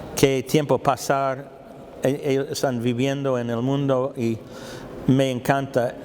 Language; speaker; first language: Spanish; non-native, learner; English